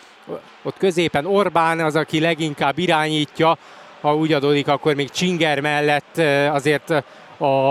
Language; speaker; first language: Hungarian; native; Hungarian